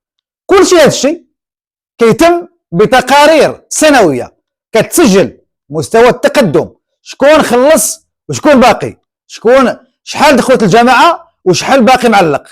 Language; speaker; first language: Arabic; native; Arabic